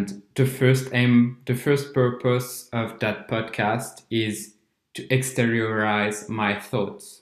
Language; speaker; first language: English; non-native, fluent; French